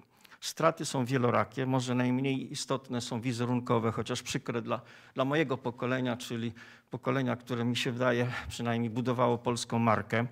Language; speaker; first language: Polish; native; Polish